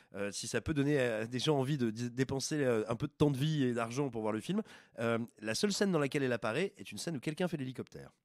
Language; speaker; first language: French; native; French